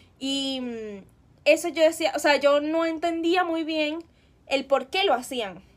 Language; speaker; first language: Spanish; native; Spanish